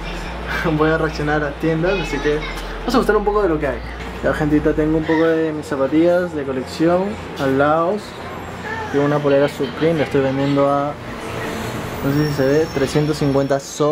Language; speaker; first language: Spanish; native; Spanish